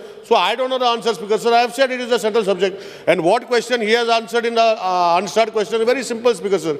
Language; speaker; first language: English; non-native, local second language; Konkani